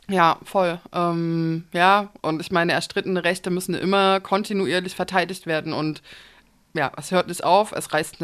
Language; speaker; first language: German; native; German